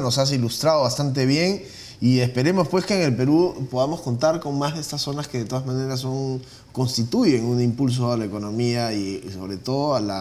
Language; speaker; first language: Spanish; native; Spanish